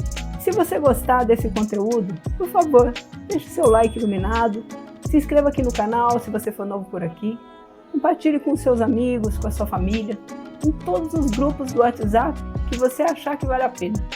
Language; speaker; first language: Portuguese; native; Portuguese